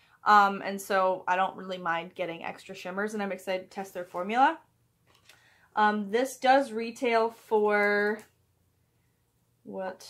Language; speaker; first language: English; native; English